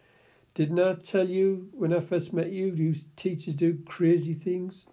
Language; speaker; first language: English; native; English